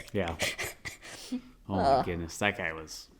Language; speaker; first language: English; native; English